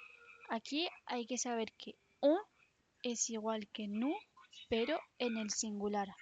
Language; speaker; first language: Spanish; non-native, fluent; French